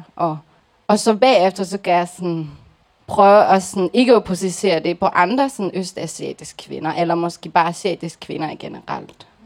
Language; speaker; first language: Danish; early bilingual, other home language; Japanese